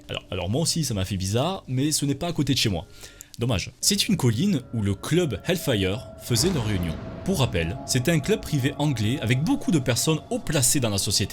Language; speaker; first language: French; native; French